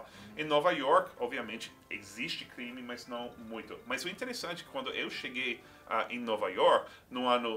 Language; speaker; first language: Portuguese; non-native, fluent; English